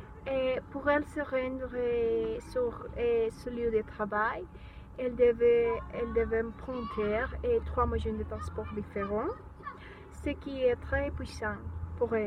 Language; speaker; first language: French; non-native, learner; Spanish